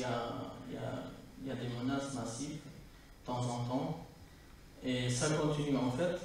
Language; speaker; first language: French; non-native, fluent; Kurdish